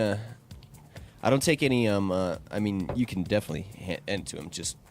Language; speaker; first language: English; native; English